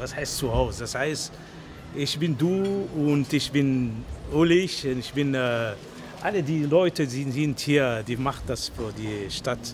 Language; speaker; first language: German; non-native, learner; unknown